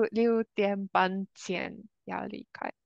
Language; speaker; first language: Chinese; non-native, learner; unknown